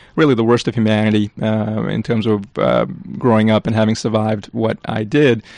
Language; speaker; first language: English; early bilingual, other home language; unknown